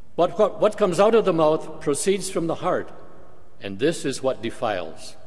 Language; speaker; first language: English; native; English